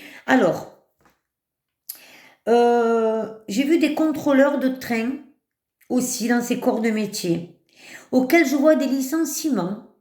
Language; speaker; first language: French; native; French